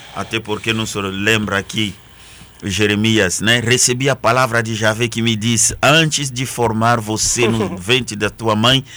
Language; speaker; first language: Portuguese; non-native, fluent; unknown